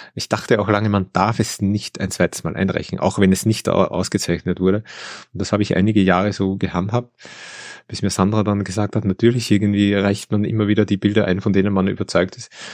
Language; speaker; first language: German; native; German